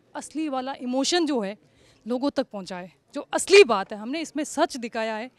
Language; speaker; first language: Hindi; native; Hindi